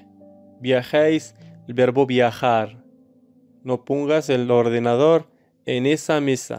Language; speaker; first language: Spanish; non-native, learner; Arabic